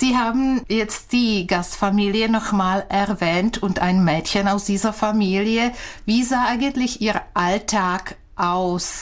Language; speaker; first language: German; non-native, fluent; Czech